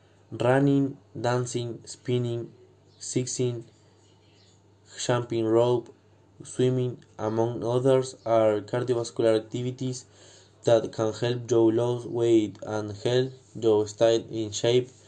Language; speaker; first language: English; non-native, learner; Spanish